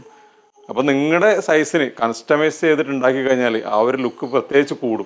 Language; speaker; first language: Malayalam; native; Malayalam